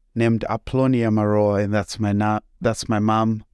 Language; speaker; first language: English; non-native, local second language; Shona